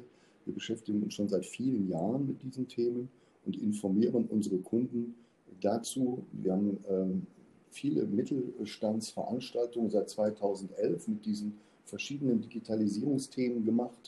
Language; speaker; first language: German; native; German